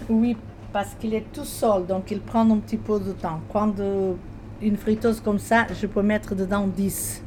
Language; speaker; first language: French; non-native, fluent; Portuguese